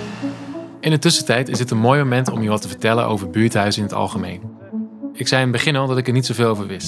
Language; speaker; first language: Dutch; native; Dutch